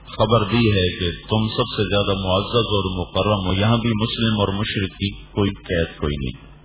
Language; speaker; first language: Urdu; native; Urdu